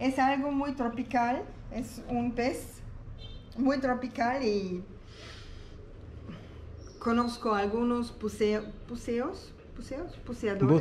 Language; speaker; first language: Spanish; non-native, learner; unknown